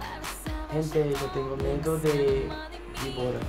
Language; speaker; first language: Spanish; non-native, fluent; Portuguese